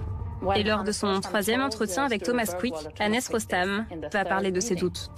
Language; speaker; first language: French; native; French